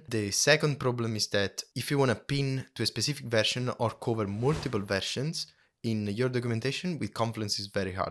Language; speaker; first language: English; non-native, fluent; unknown